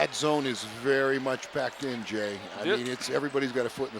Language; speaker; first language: English; native; English